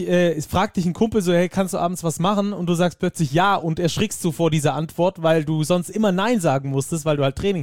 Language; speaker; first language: German; native; German